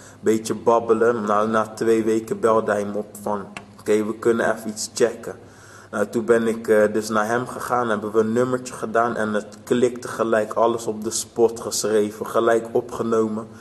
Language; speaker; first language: Dutch; native; Dutch